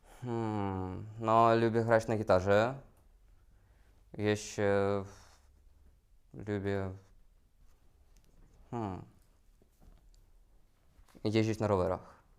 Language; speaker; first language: Polish; non-native, learner; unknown